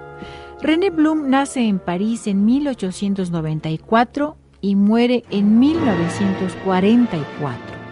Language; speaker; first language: Spanish; native; Spanish